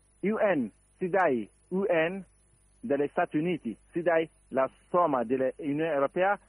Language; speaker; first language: Italian; non-native, learner; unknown